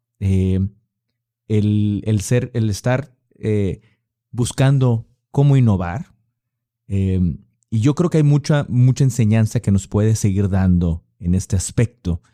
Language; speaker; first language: Spanish; native; Spanish